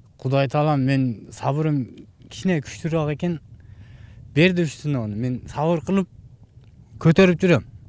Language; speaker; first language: Kyrgyz; non-native, local second language; Uzbek